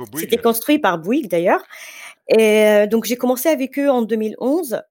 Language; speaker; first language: French; non-native, fluent; Arabic